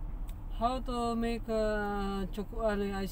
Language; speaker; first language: English; non-native, learner; Filipino